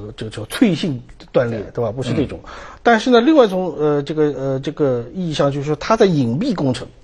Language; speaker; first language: Chinese; native; Chinese